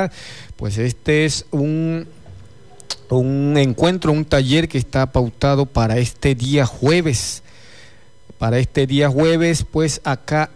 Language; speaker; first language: Spanish; native; Spanish